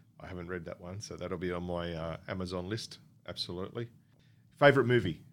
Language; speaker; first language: English; native; English